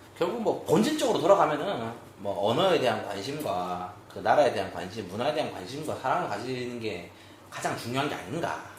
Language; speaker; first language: Korean; native; Korean